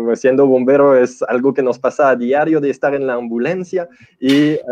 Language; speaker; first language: Spanish; non-native, fluent; French